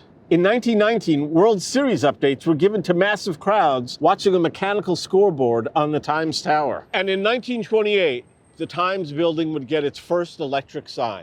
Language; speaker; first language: English; native; English